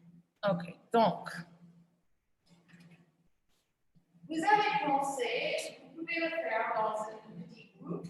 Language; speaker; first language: French; non-native, fluent; English